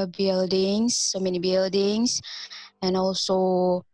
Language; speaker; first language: English; non-native, fluent; Indonesian